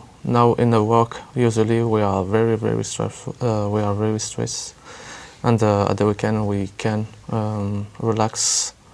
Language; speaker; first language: English; non-native, learner; French